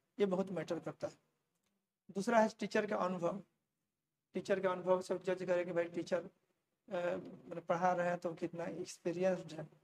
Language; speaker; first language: Hindi; native; Hindi